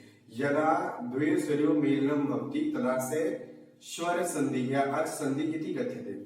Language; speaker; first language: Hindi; native; Hindi